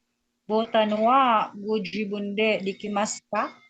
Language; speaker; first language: Japanese; non-native, learner; Filipino